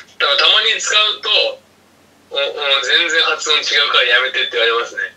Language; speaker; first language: Japanese; native; Japanese